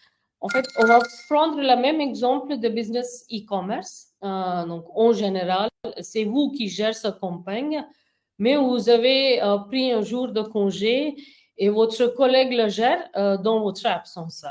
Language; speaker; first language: French; non-native, fluent; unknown